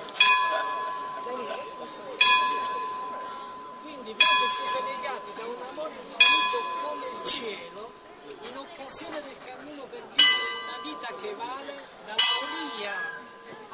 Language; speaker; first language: Italian; native; Italian